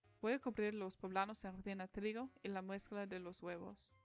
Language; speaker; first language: Spanish; non-native, learner; English